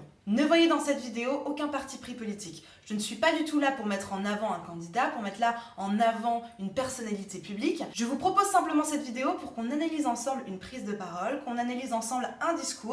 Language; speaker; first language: French; native; French